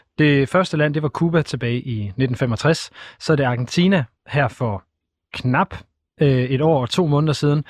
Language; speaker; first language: Danish; native; Danish